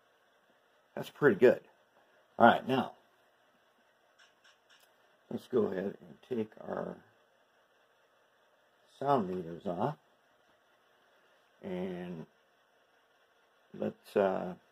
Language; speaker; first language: English; native; English